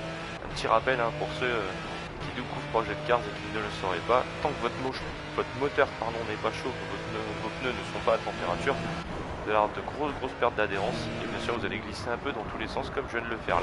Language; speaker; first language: French; native; French